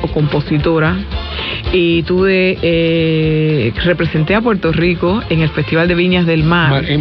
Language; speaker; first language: Spanish; native; Spanish